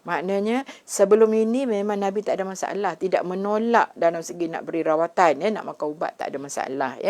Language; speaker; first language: Malay; native; Malay